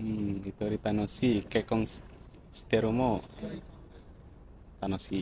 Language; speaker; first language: Japanese; non-native, learner; Indonesian